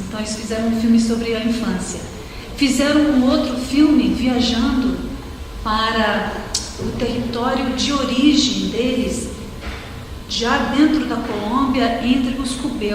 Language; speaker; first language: Portuguese; non-native, fluent; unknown